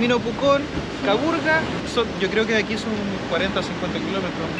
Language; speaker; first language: Spanish; native; Spanish